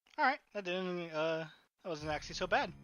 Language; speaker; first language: English; native; English